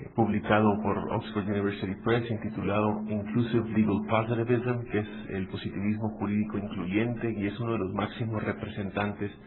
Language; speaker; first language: Spanish; native; Spanish